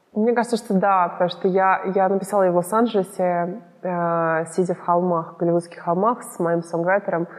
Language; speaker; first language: Russian; native; Russian